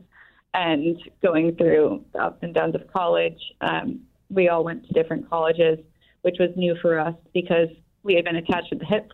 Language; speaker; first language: English; native; English